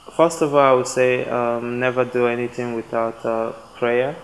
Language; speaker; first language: English; non-native, local second language; Igbo